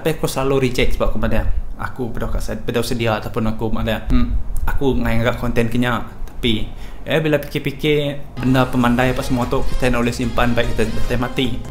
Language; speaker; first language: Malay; non-native, local second language; Iban